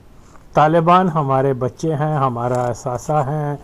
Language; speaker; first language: Urdu; native; Urdu